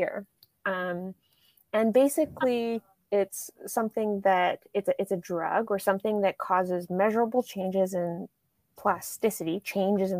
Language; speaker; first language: English; native; English